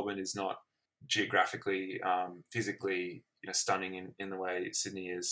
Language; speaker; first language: English; native; English